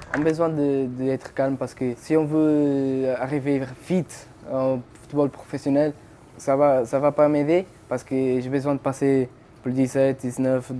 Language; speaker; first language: French; non-native, fluent; Portuguese